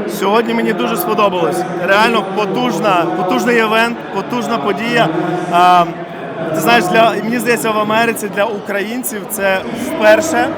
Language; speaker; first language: Ukrainian; non-native, fluent; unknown